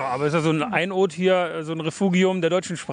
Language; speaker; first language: German; native; German